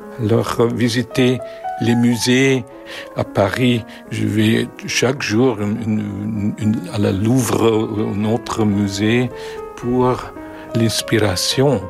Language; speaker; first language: French; non-native, learner; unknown